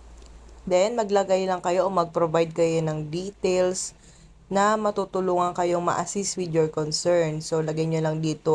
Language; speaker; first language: Filipino; native; Filipino